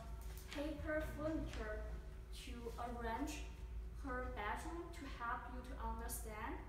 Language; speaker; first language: English; non-native, fluent; Chinese